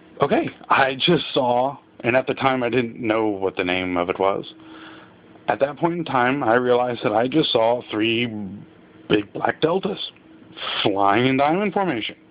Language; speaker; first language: English; native; English